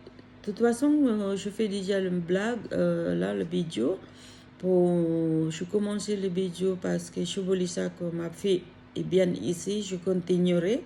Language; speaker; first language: French; non-native, learner; Filipino